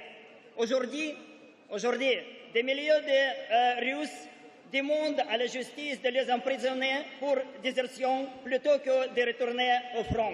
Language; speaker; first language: French; non-native, fluent; Russian